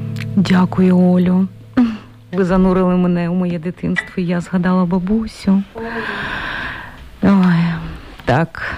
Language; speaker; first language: Ukrainian; native; Ukrainian